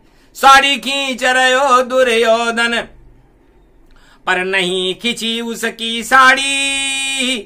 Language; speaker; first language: Hindi; native; Hindi